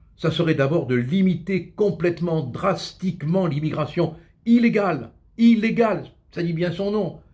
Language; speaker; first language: French; native; French